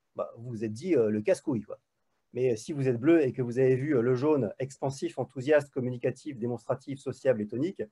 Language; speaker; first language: French; native; French